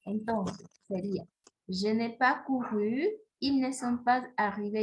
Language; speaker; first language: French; non-native, fluent; Spanish